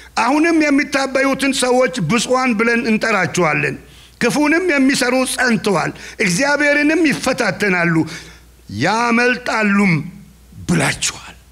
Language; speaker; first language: Amharic; non-native, local second language; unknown